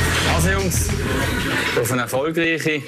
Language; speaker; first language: German; native; German